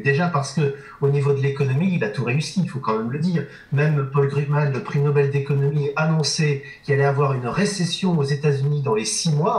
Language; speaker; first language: French; native; French